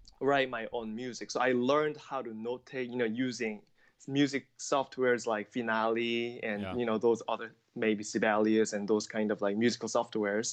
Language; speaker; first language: English; non-native, fluent; Korean